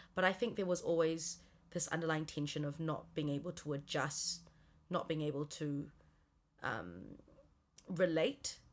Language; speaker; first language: English; native; English